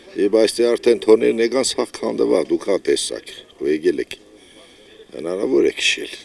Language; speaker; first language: Armenian; native; Armenian